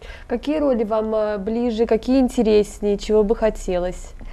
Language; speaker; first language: Russian; native; Russian